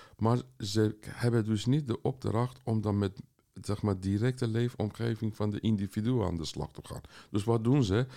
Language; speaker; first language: Dutch; non-native, fluent; Persian